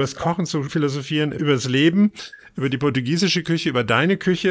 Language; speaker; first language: German; native; German